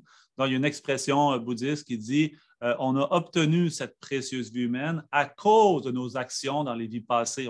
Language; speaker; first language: French; native; French